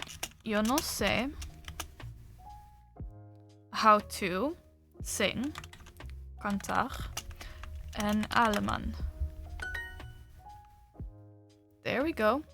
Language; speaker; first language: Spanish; non-native, learner; English